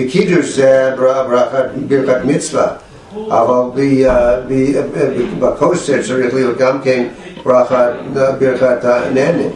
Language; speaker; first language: Hebrew; non-native, fluent; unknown